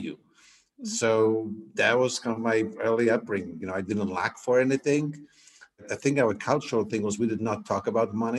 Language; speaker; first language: English; non-native, fluent; Polish